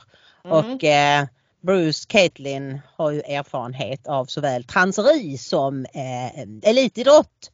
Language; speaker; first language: Swedish; native; Swedish